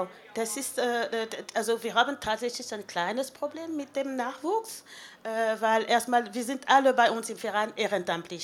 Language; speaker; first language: German; non-native, fluent; French